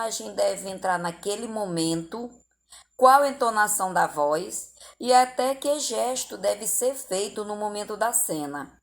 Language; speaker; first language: Portuguese; native; Portuguese